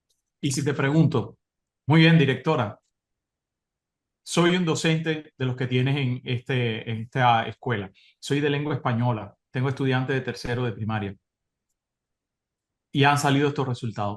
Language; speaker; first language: Spanish; native; Spanish